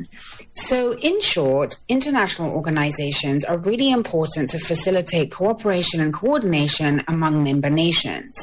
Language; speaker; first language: English; native; English